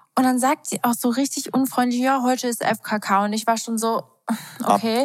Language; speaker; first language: German; early bilingual, other home language; Portuguese